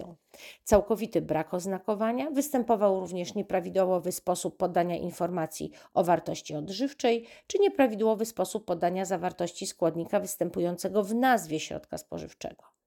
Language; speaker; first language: Polish; native; Polish